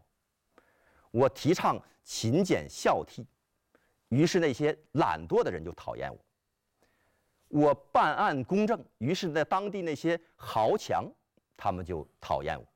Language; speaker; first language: Chinese; native; Chinese